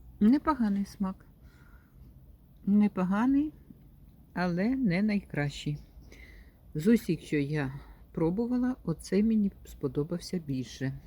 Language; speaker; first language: Ukrainian; native; Ukrainian